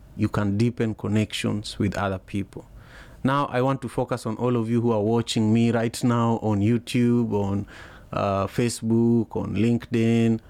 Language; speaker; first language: English; non-native, local second language; Luo (Kenya and Tanzania)